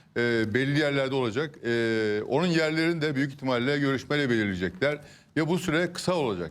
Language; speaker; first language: Turkish; native; Turkish